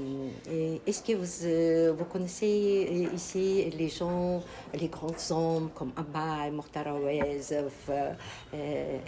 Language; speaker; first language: French; non-native, fluent; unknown